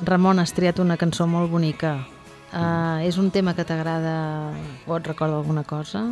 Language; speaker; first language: Catalan; native; Catalan